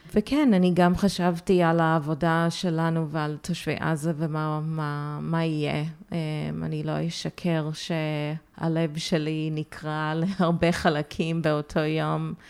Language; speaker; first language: Hebrew; early bilingual, heritage; Hebrew